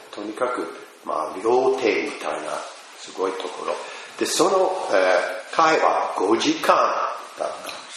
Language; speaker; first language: Japanese; non-native, fluent; English